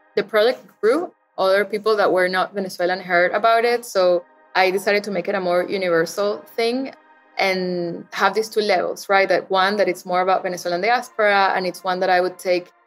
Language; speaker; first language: English; non-native, fluent; Spanish